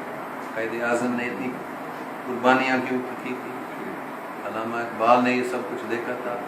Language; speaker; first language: Hindi; non-native, local second language; English